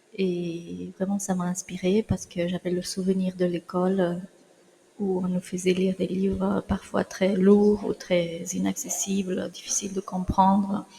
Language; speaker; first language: French; non-native, fluent; Spanish